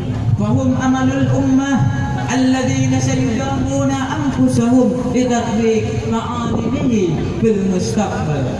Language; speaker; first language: Arabic; non-native, learner; Indonesian